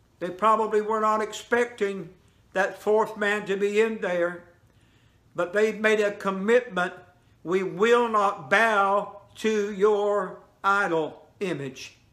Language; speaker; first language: English; native; English